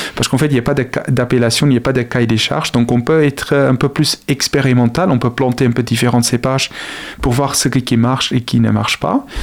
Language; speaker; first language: French; non-native, fluent; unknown